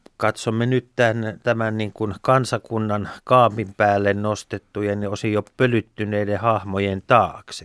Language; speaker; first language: Finnish; native; Finnish